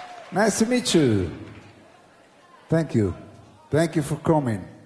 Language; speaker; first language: English; non-native, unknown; Italian